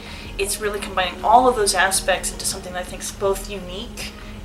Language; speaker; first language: English; native; English